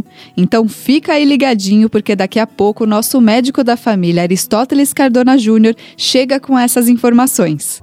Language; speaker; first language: Portuguese; native; Portuguese